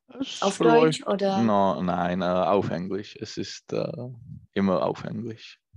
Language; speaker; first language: German; non-native, learner; Czech